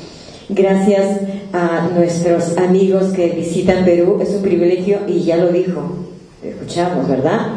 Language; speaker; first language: Spanish; native; Spanish